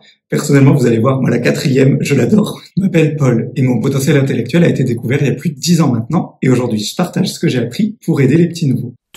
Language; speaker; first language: French; native; French